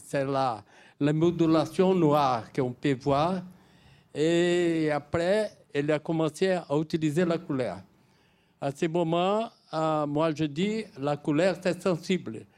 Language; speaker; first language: French; non-native, fluent; Portuguese